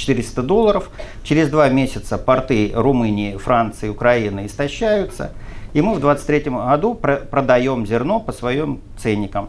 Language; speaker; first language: Russian; native; Russian